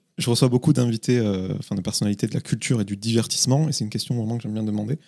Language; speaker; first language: French; native; French